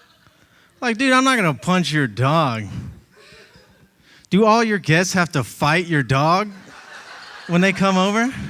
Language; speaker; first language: English; native; English